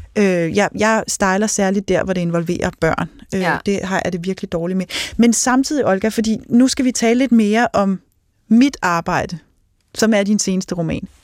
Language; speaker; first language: Danish; native; Danish